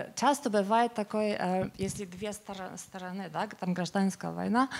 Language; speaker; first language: Russian; non-native, fluent; English